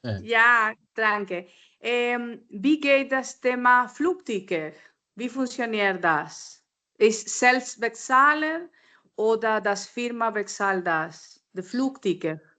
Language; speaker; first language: German; non-native, learner; Spanish